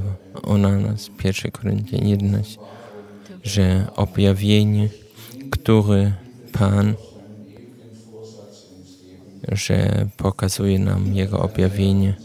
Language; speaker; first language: Polish; non-native, learner; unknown